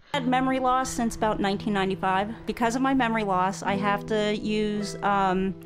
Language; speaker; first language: English; native; English